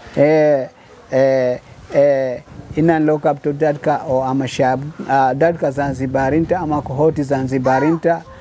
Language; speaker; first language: Somali; non-native, learner; Swahili